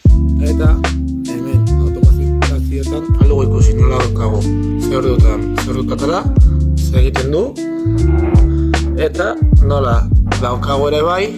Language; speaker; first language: Basque; non-native, local second language; Spanish